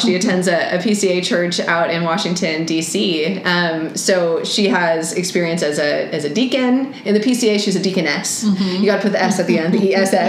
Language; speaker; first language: English; native; English